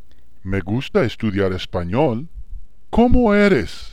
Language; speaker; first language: Spanish; non-native, learner; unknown